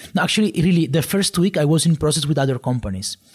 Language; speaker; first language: English; non-native, fluent; Italian